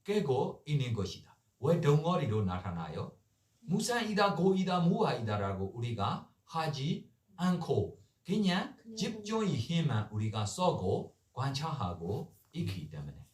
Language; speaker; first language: Korean; non-native, learner; Burmese